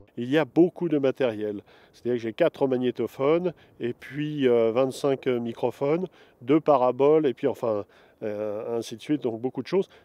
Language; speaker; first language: French; native; French